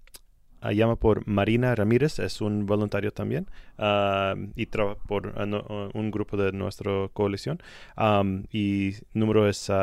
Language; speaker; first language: Spanish; non-native, learner; English